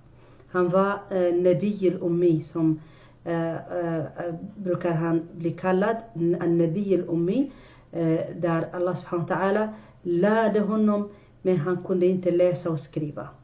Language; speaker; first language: Swedish; non-native, fluent; Arabic